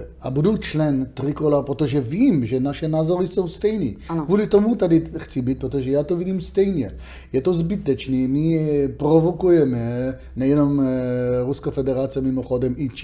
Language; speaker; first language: Czech; non-native, learner; Hebrew